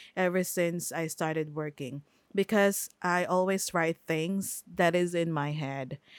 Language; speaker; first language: English; non-native, local second language; Filipino